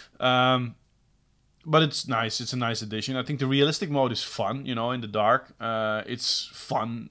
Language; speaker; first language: English; non-native, fluent; Dutch